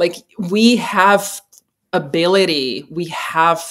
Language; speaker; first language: English; non-native, fluent; Czech